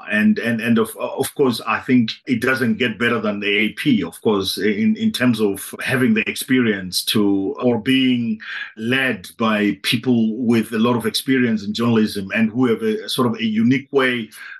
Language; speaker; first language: English; non-native, local second language; Shona